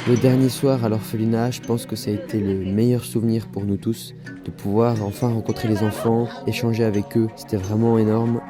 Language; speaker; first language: French; native; French